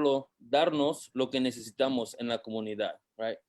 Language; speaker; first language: Spanish; early bilingual, heritage; Spanish